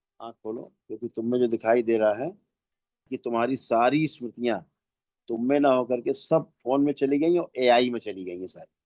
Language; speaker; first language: Hindi; native; Hindi